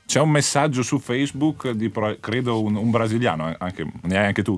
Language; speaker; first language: Italian; native; Italian